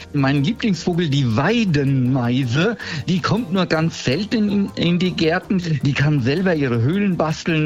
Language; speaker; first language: German; native; German